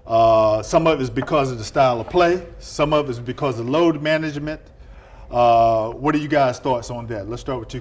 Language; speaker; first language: English; native; English